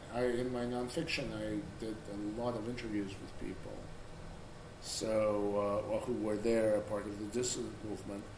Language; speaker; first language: English; non-native, fluent; Russian